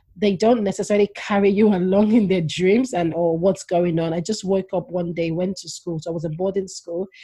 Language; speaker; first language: English; non-native, local second language; Yoruba